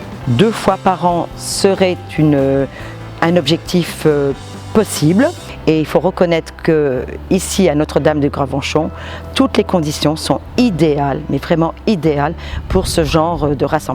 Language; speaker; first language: French; native; French